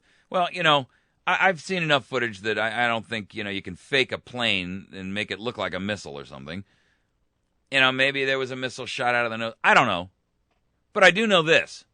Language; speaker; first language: English; native; English